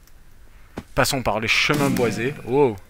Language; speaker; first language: French; native; French